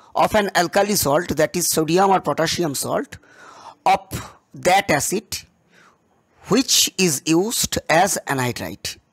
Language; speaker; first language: English; non-native, local second language; Bangla